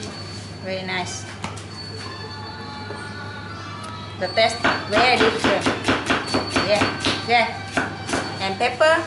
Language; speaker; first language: English; non-native, learner; Vietnamese